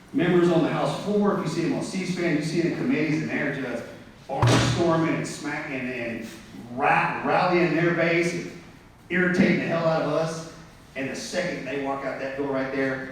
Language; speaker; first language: English; native; English